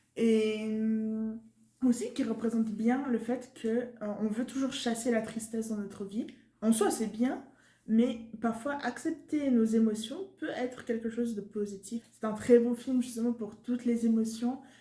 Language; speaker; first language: French; native; French